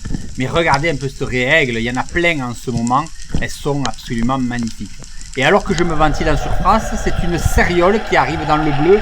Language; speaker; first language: French; native; French